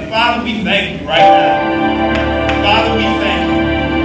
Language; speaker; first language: English; native; English